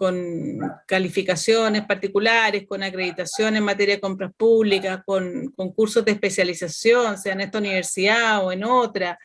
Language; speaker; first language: Spanish; native; Spanish